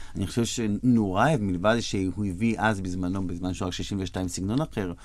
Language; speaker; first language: Hebrew; native; Hebrew